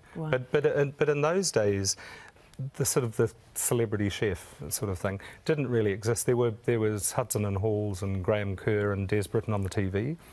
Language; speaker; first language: English; native; English